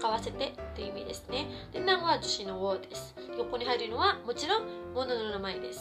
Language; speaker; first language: Japanese; non-native, fluent; Filipino